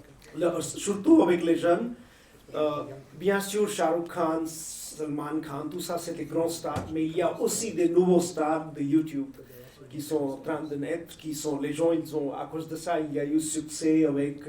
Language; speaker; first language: French; non-native, fluent; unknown